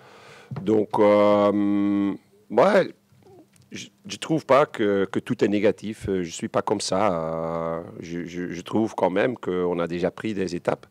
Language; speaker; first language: French; non-native, local second language; Dutch